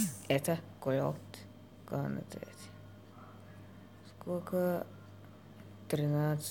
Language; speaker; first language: Russian; non-native, learner; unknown